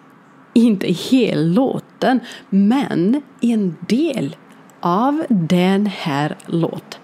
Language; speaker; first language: Swedish; non-native, learner; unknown